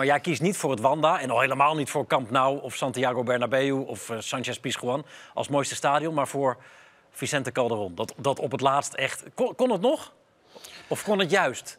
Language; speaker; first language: Dutch; native; Dutch